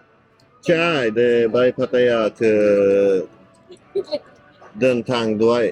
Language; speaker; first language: Thai; non-native, learner; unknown